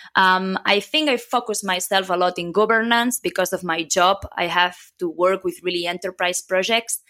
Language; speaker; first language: English; non-native, fluent; Catalan